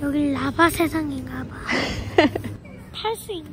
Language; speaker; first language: Korean; native; Korean